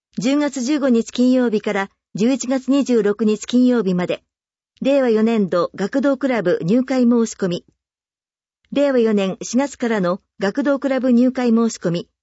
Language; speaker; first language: Japanese; native; Japanese